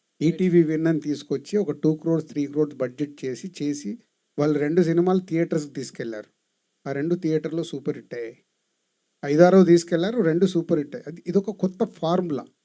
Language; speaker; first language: Telugu; native; Telugu